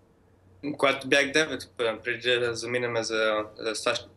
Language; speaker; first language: Bulgarian; early bilingual, heritage; Bulgarian